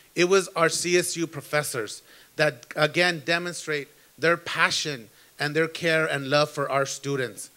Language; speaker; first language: English; early bilingual, other home language; Spanish